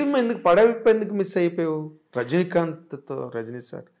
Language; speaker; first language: Telugu; native; Telugu